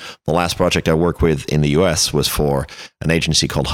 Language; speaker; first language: English; non-native, fluent; French